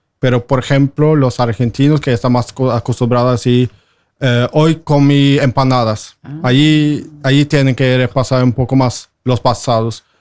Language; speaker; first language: Spanish; non-native, fluent; Norwegian